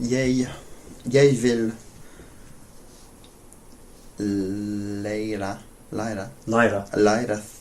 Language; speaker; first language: Icelandic; non-native, learner; English